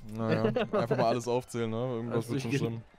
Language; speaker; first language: German; native; German